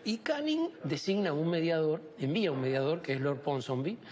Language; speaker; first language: Spanish; native; Spanish